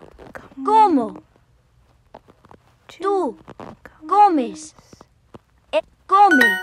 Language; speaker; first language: Spanish; non-native, learner; English